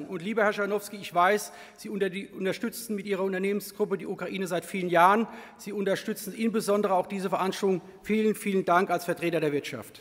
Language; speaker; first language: German; native; German